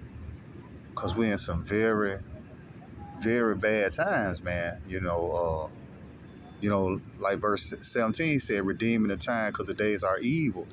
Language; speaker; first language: English; native; English